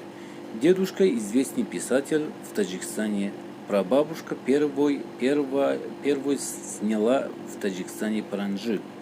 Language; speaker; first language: Russian; non-native, local second language; Tajik